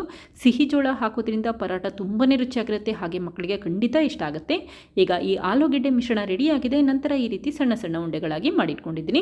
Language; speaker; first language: Kannada; native; Kannada